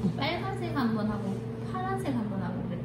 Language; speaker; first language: Korean; native; Korean